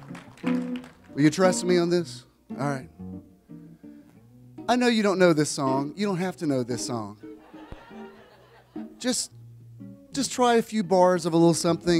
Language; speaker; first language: English; native; English